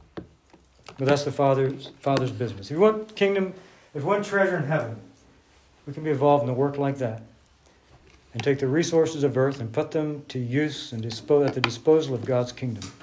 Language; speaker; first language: English; native; English